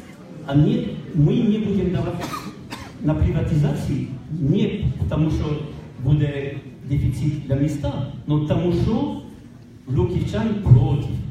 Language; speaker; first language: Ukrainian; non-native, learner; French